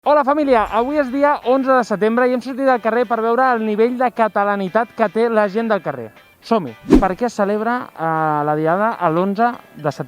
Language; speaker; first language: Catalan; native; Catalan